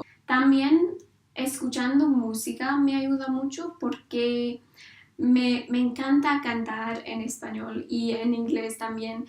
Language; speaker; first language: Spanish; non-native, learner; English